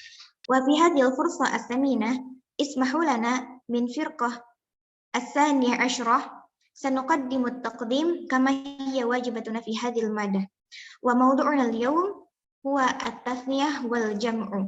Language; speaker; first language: Arabic; non-native, learner; Indonesian